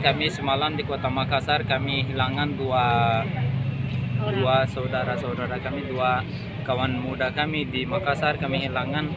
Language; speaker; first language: Indonesian; non-native, learner; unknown